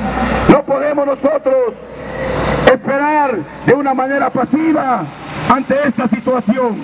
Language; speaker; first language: Spanish; native; Spanish